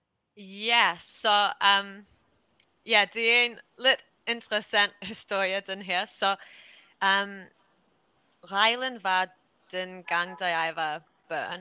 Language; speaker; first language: Danish; early bilingual, heritage; English